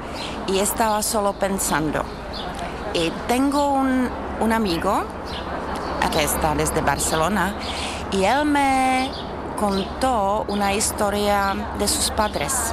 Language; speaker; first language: Spanish; non-native, learner; Czech